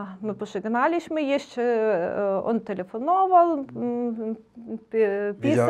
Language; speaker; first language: Ukrainian; native; Ukrainian